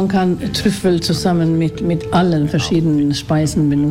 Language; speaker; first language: Swedish; non-native, learner; German